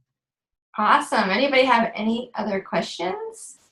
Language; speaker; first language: English; native; English